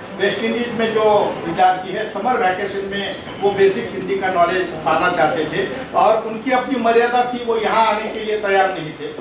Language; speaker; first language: Hindi; non-native, local second language; Marathi